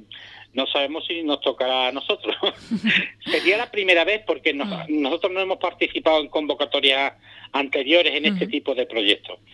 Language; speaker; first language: Spanish; native; Spanish